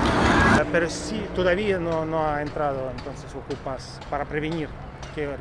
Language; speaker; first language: Spanish; non-native, fluent; Russian